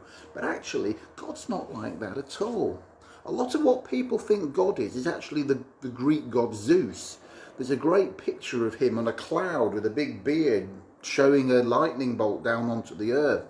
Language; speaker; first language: English; native; English